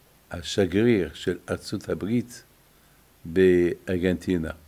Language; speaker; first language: Hebrew; non-native, fluent; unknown